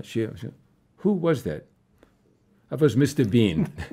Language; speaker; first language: English; early bilingual, other home language; Romanian